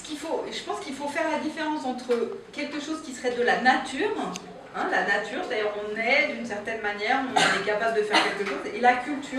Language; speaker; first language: French; native; French